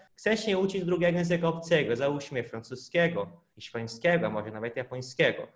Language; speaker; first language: Polish; non-native, fluent; Portuguese